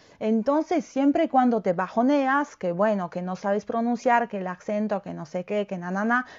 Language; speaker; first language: Spanish; non-native, fluent; Polish